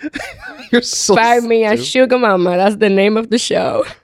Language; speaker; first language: English; non-native, fluent; Spanish